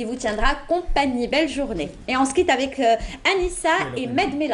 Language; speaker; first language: French; native; French